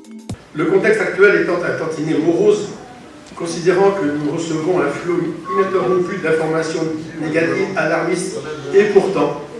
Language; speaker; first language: French; native; French